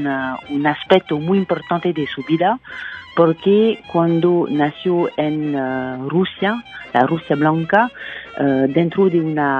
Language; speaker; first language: Spanish; non-native, fluent; French